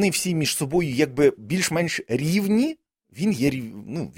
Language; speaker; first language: Ukrainian; native; Ukrainian